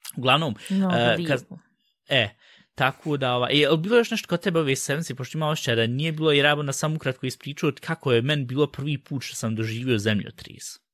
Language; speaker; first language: Bosnian; early bilingual, heritage; Bosnian